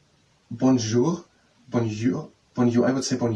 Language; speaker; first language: French; non-native, learner; English